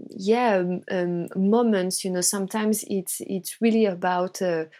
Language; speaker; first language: English; non-native, fluent; French